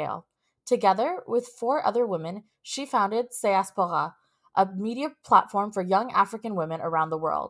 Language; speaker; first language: English; native; English